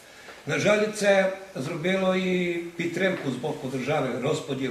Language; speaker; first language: Ukrainian; early bilingual, heritage; Ukrainian